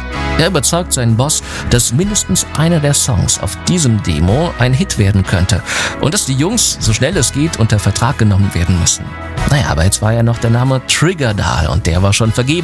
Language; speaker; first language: German; native; German